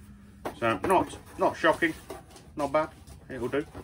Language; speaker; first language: English; native; English